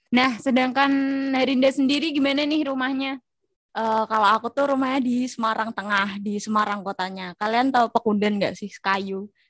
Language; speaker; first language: Indonesian; native; Indonesian